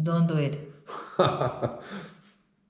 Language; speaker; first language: English; non-native, fluent; Spanish